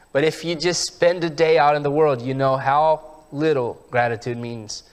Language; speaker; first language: English; early bilingual, heritage; English